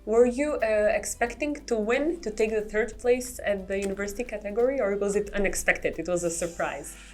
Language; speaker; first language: English; non-native, fluent; Albanian